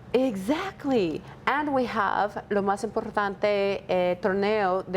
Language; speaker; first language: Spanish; non-native, learner; English